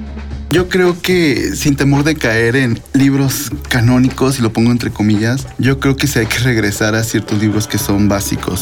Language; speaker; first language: Spanish; native; Spanish